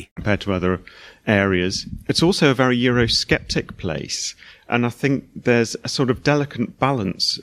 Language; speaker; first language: English; native; English